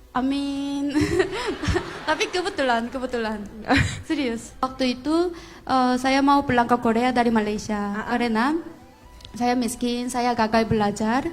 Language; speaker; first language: Indonesian; non-native, fluent; Korean